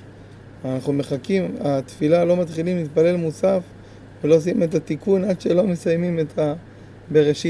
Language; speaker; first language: Hebrew; native; Hebrew